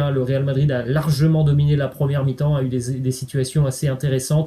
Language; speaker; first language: French; native; French